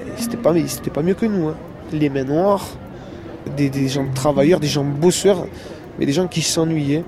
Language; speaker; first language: French; native; French